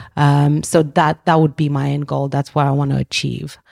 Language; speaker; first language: English; early bilingual, other home language; Romanian